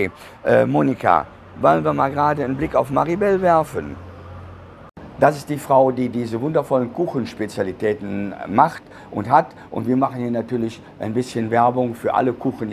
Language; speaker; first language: German; native; German